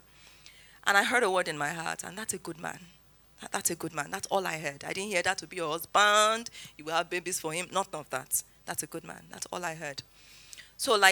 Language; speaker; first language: English; non-native, local second language; Yoruba